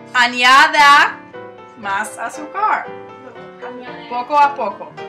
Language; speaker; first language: Spanish; non-native, learner; English